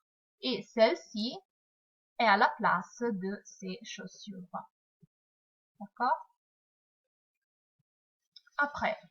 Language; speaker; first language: French; non-native, fluent; Italian